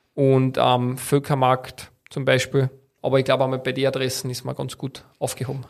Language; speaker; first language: German; native; German